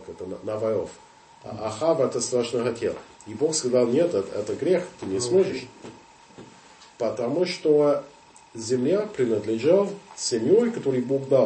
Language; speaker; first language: Russian; non-native, fluent; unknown